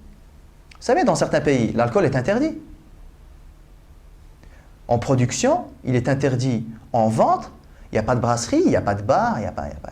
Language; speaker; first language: French; native; French